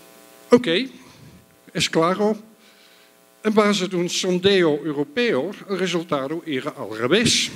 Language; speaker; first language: Spanish; non-native, fluent; Dutch